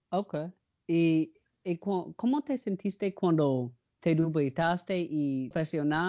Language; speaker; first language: Spanish; non-native, learner; English